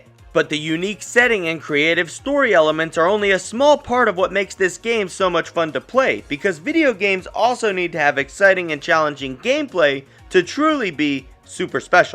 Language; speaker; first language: English; native; English